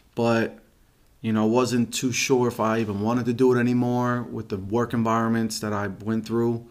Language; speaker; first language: English; native; English